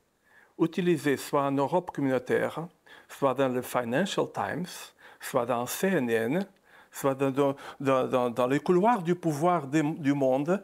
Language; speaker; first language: French; non-native, fluent; Portuguese